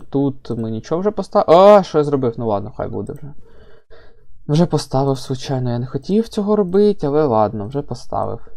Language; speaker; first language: Ukrainian; non-native, local second language; Russian